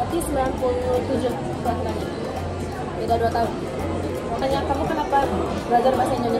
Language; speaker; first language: Indonesian; native; Indonesian